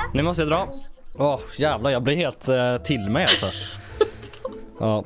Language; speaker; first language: Swedish; native; Swedish